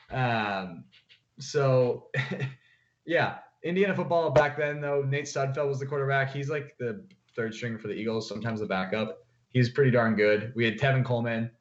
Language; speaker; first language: English; native; English